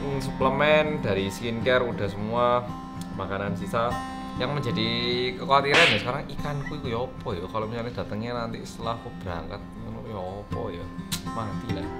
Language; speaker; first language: Indonesian; early bilingual, other home language; Korean